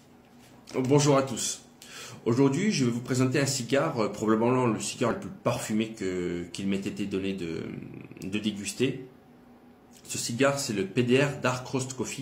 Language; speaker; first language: French; native; French